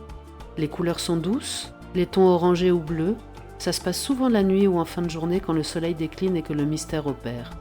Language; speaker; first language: French; native; French